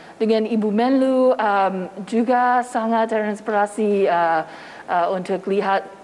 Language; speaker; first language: Indonesian; non-native, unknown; English